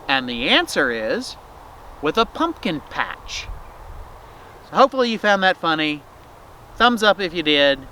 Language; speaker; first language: English; native; English